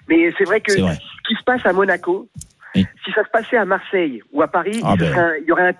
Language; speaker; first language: French; native; French